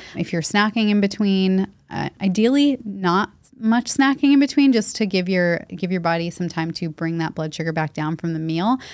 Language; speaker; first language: English; native; English